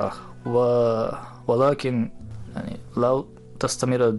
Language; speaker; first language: Arabic; non-native, learner; Japanese